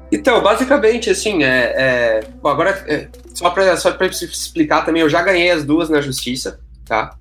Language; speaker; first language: Portuguese; native; Portuguese